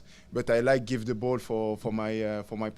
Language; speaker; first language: English; non-native, learner; French